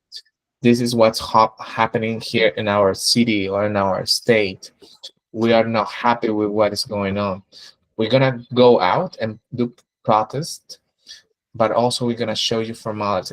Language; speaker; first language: English; non-native, fluent; Spanish